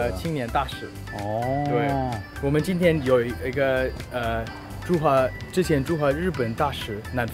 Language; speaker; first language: Chinese; non-native, fluent; English